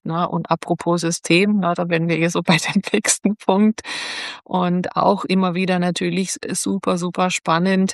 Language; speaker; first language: German; native; German